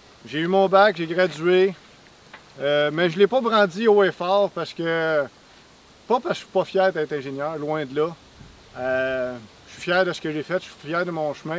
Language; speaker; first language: French; native; French